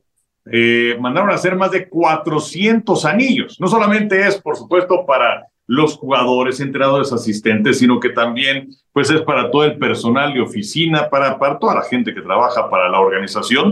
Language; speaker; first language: Spanish; native; Spanish